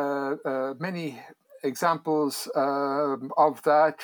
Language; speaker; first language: English; native; English